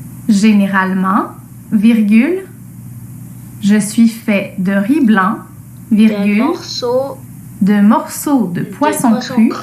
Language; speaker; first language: French; native; French